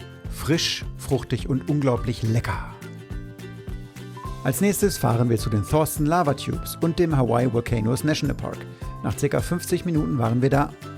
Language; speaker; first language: German; native; German